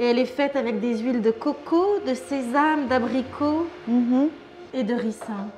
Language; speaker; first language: French; native; French